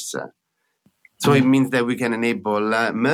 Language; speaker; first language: English; non-native, fluent; Italian